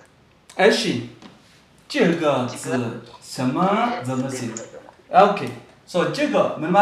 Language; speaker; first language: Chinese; non-native, fluent; Amharic